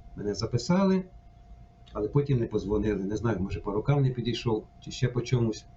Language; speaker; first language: Ukrainian; native; Ukrainian